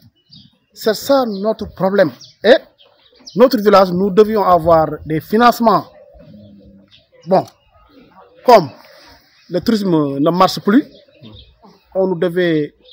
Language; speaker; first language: French; non-native, learner; Wolof